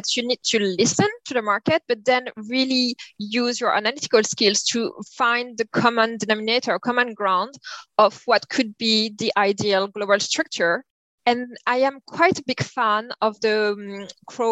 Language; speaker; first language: English; non-native, fluent; French